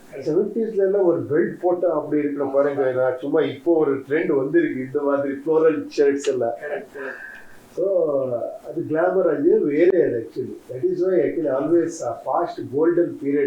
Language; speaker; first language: Tamil; non-native, learner; Kannada